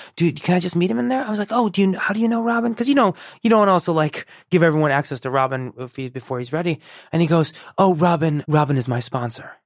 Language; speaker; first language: English; early bilingual, other home language; Persian